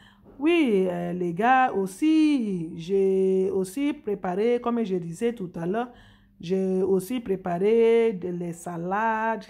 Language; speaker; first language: French; non-native, fluent; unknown